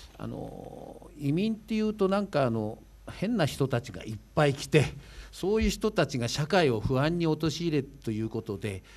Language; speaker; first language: Japanese; native; Japanese